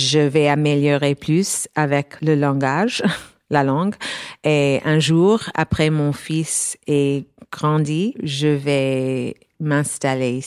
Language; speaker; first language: French; non-native, learner; English